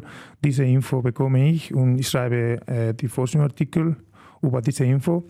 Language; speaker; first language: German; non-native, learner; Spanish